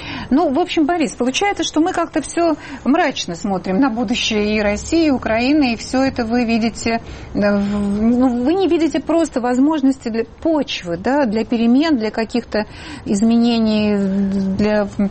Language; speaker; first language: Russian; native; Russian